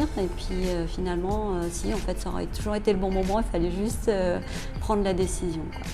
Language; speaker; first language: French; early bilingual, other home language; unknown